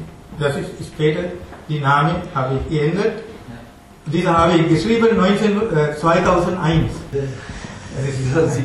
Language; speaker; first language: German; non-native, fluent; Tamil